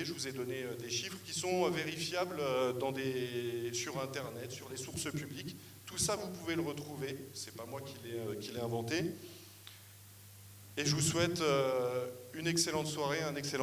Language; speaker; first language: French; native; French